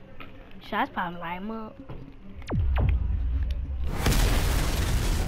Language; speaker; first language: English; native; English